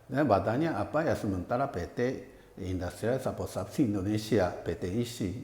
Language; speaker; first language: Indonesian; non-native, fluent; Japanese